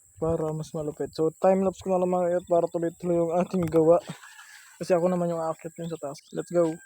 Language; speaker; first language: Filipino; non-native, local second language; Masbatenyo